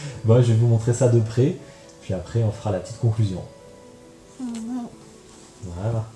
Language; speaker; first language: French; native; French